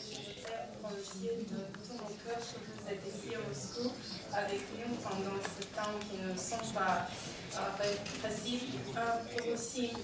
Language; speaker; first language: French; non-native, learner; Russian